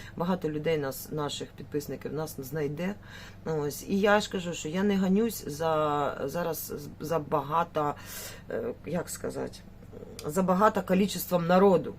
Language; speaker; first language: Ukrainian; native; Ukrainian